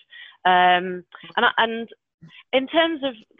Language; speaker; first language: English; native; English